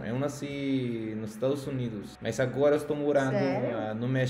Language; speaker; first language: Portuguese; non-native, learner; Spanish